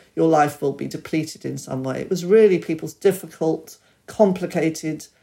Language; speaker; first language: English; native; English